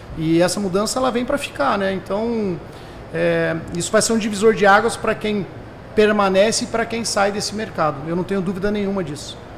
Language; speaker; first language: Portuguese; native; Portuguese